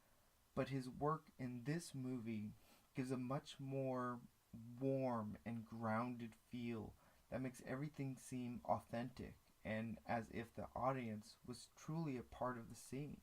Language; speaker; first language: English; native; English